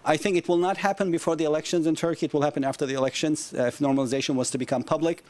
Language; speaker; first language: English; non-native, fluent; Turkish